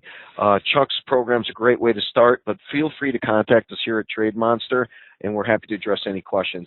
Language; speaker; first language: English; native; English